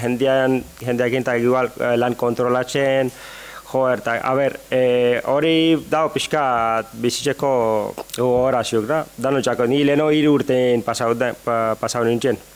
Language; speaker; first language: Basque; non-native, learner; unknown